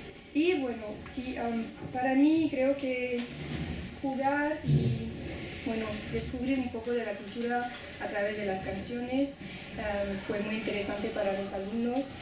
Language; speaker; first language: Spanish; non-native, fluent; French